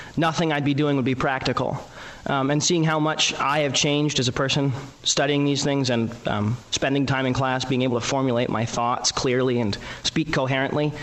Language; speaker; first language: English; native; English